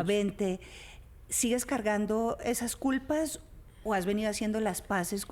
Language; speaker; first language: Spanish; native; Spanish